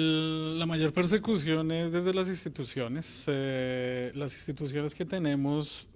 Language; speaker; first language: Spanish; native; Spanish